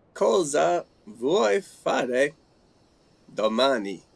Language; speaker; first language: Italian; non-native, learner; English